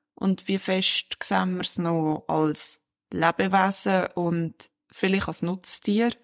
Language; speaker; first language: German; non-native, fluent; Danish